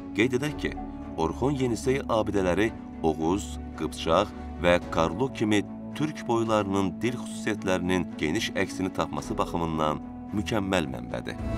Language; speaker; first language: Azerbaijani; native; Azerbaijani